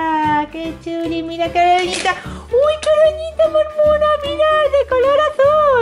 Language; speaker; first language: Spanish; native; Spanish